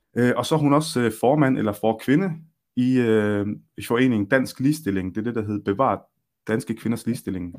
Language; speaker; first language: Danish; early bilingual, other home language; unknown